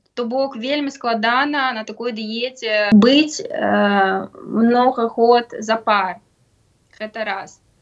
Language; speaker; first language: Belarusian; non-native, local second language; Russian